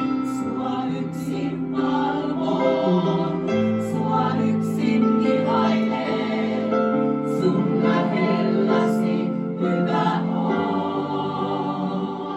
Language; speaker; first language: Finnish; non-native, learner; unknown